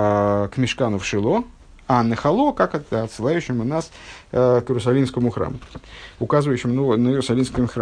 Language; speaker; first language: Russian; native; Russian